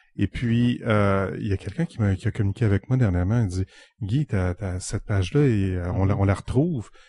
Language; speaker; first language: French; native; French